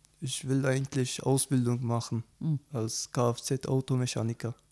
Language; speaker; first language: German; non-native, learner; Arabic